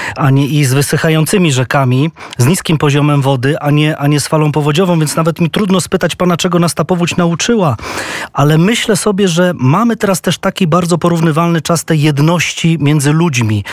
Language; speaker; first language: Polish; native; Polish